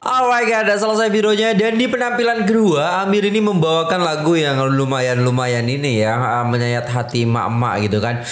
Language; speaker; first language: Indonesian; native; Indonesian